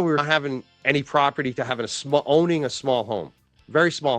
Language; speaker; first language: English; native; English